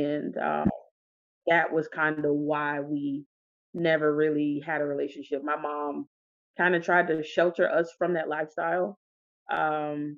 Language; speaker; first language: English; native; English